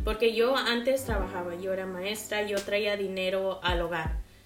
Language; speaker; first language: Spanish; early bilingual, heritage; Spanish